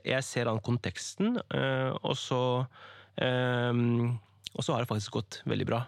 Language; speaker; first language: Norwegian; early bilingual, other home language; Kurdish